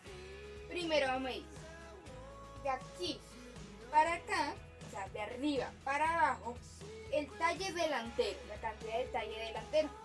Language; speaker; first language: Spanish; native; Spanish